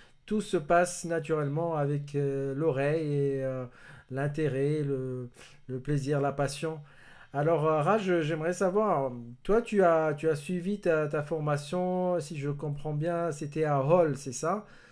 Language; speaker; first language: French; non-native, local second language; Arabic